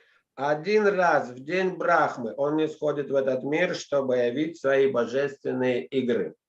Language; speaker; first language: Russian; native; Russian